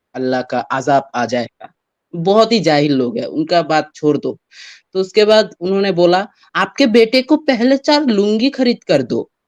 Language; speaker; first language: Hindi; non-native, fluent; Bangla